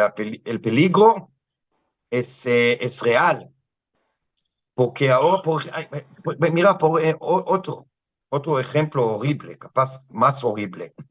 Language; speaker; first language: Spanish; non-native, fluent; Hebrew